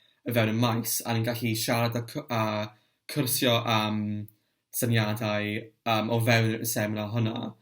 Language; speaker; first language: Welsh; non-native, local second language; English